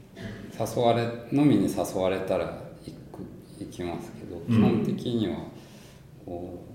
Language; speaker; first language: Japanese; early bilingual, heritage; Japanese